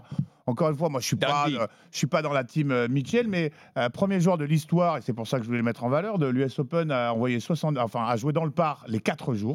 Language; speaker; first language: French; native; French